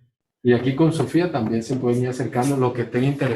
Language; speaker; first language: Spanish; native; Spanish